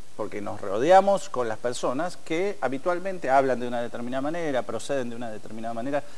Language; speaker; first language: Spanish; native; Spanish